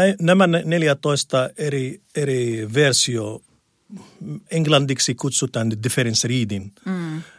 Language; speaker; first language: Finnish; non-native, learner; Arabic